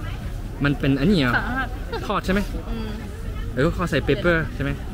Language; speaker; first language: Thai; non-native, fluent; French